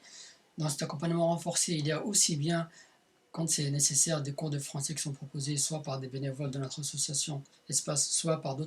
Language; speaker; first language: French; native; French